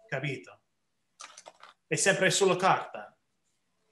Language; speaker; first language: Italian; early bilingual, heritage; English